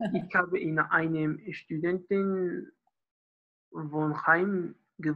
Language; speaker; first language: German; non-native, learner; Spanish